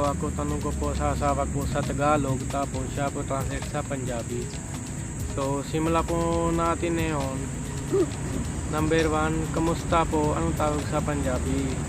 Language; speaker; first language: Filipino; non-native, learner; Punjabi